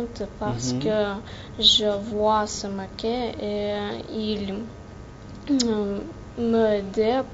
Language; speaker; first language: French; non-native, learner; Russian